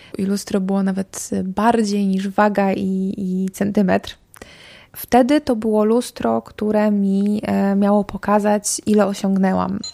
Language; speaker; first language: Polish; native; Polish